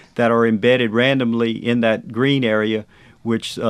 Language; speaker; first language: English; early bilingual, other home language; French